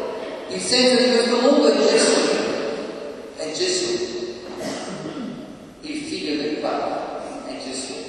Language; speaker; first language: Italian; native; Italian